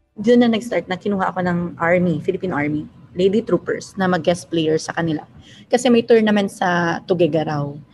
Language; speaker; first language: Filipino; non-native, local second language; Hiligaynon